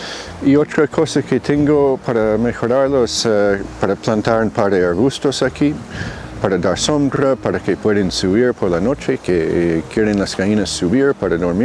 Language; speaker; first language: Spanish; non-native, fluent; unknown